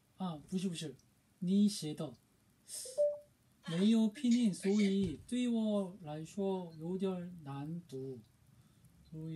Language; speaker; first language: Chinese; non-native, learner; Korean